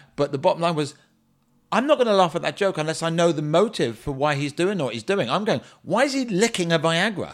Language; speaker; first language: English; native; English